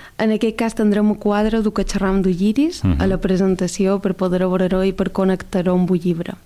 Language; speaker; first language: Catalan; native; Catalan